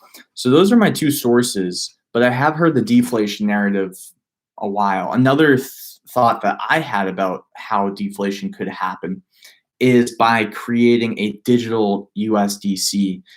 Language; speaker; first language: English; native; English